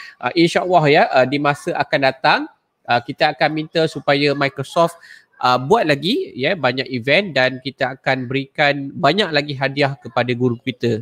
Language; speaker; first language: Malay; native; Malay